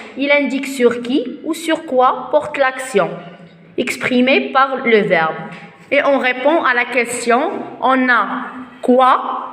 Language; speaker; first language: French; non-native, local second language; Arabic